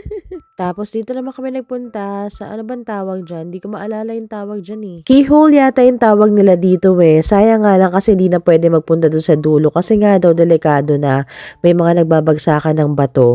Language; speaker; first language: Filipino; native; Filipino